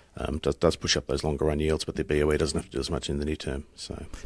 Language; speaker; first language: English; native; English